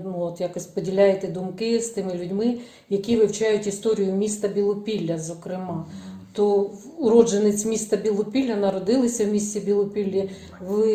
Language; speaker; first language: Ukrainian; native; Ukrainian